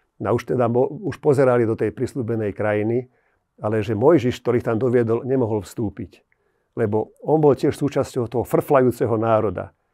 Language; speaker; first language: Slovak; native; Slovak